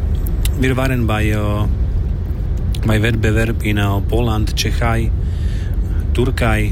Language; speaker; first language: German; non-native, fluent; Slovak